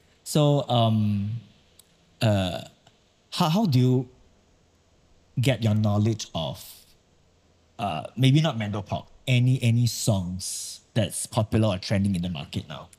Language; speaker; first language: English; non-native, local second language; Chinese